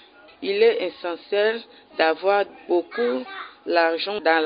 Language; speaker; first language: French; non-native, learner; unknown